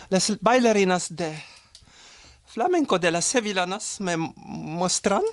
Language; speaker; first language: Spanish; non-native, learner; French